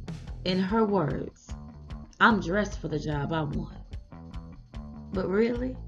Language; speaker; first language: English; native; English